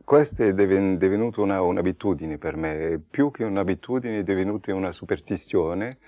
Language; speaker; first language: Italian; non-native, fluent; French